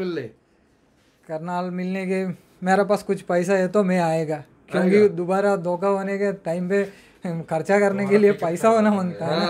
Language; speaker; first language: Hindi; non-native, local second language; Malayalam